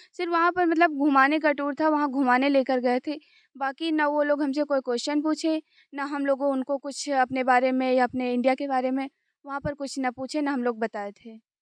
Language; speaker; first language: Hindi; native; Hindi